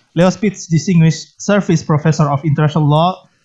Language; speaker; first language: English; non-native, fluent; Indonesian